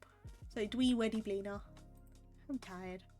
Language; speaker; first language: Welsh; non-native, learner; English